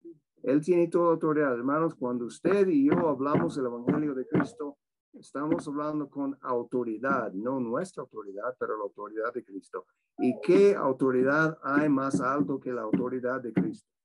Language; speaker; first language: Spanish; non-native, fluent; English